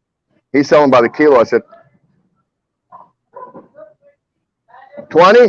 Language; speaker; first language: English; native; English